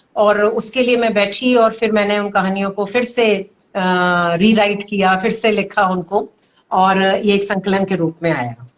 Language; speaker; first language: Hindi; native; Hindi